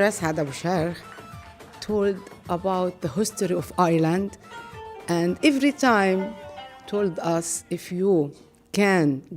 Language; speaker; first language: English; non-native, learner; Arabic